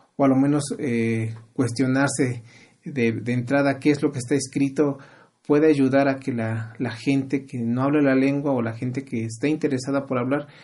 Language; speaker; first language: Spanish; non-native, local second language; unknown